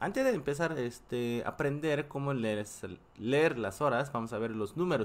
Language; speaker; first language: Spanish; non-native, fluent; Korean